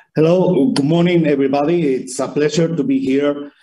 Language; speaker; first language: English; non-native, fluent; Spanish